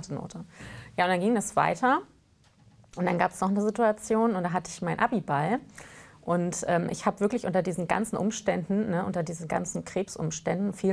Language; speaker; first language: German; native; German